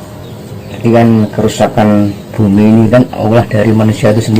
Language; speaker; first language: Indonesian; native; Indonesian